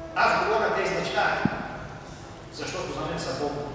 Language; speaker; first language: Bulgarian; non-native, local second language; Turkish